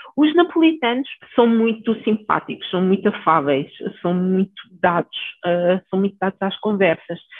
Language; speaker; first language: Portuguese; early bilingual, other home language; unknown